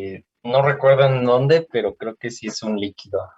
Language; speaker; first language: Spanish; native; Spanish